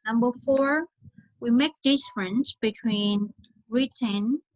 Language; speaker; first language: English; non-native, fluent; Vietnamese